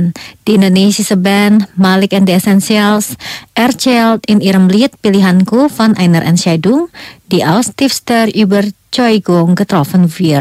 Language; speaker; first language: German; non-native, fluent; Indonesian